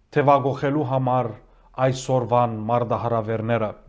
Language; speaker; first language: Armenian; native; Armenian